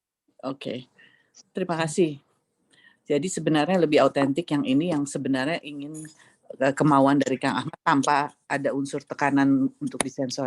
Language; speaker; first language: Indonesian; native; Indonesian